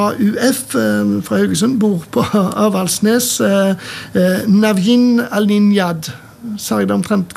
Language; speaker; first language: Norwegian; native; Norwegian